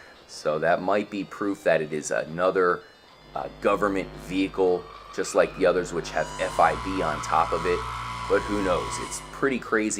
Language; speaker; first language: English; native; English